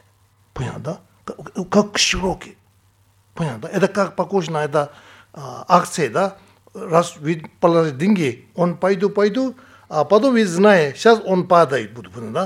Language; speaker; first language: Russian; non-native, fluent; Tibetan